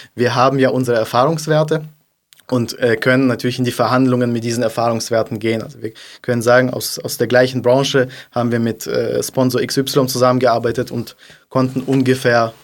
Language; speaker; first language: German; non-native, fluent; Russian